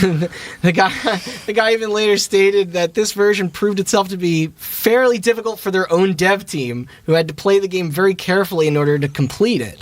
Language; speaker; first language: English; native; English